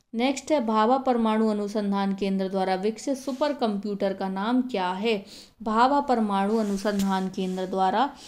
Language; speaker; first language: Hindi; native; Hindi